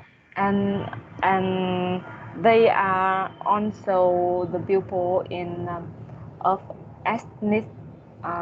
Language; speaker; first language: English; non-native, learner; Vietnamese